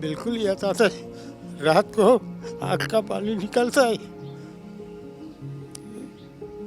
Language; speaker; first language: Hindi; non-native, local second language; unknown